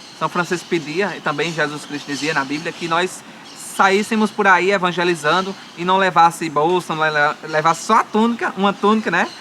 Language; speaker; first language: Portuguese; native; Portuguese